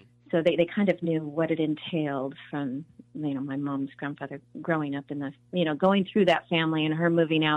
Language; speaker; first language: English; native; English